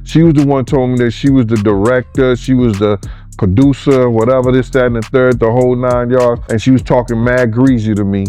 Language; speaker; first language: English; native; English